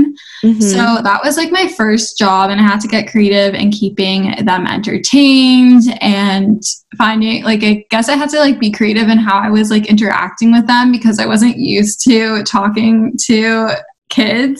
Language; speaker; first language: English; native; English